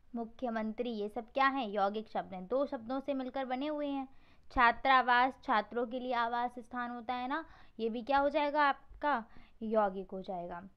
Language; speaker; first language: Hindi; native; Hindi